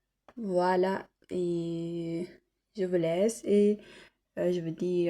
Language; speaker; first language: French; non-native, learner; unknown